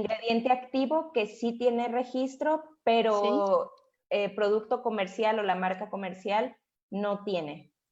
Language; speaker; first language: Spanish; native; Spanish